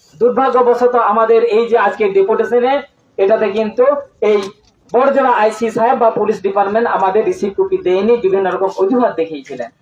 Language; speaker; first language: Bangla; non-native, local second language; Santali